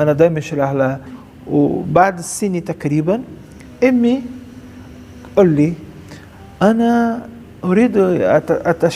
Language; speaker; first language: Arabic; non-native, learner; Portuguese